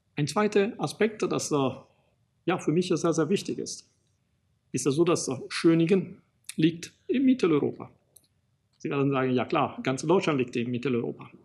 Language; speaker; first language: German; non-native, fluent; Italian